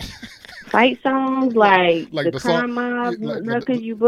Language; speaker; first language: English; native; English